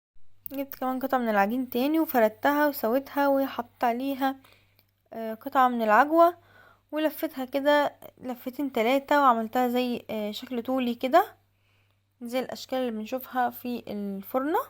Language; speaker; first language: Arabic; native; Arabic